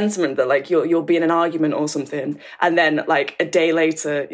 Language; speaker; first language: English; native; English